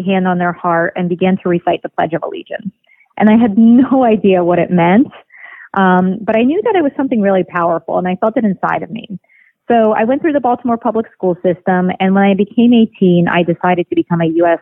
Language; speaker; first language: English; early bilingual, other home language; Russian